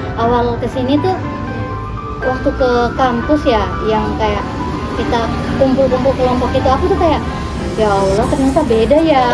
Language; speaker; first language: Indonesian; native; Indonesian